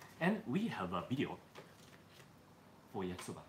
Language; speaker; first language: English; non-native, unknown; Japanese